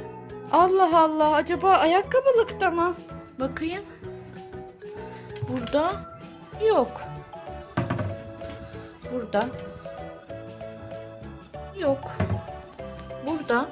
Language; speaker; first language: Turkish; native; Turkish